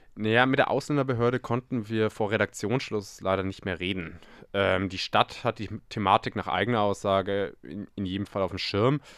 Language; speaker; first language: German; native; German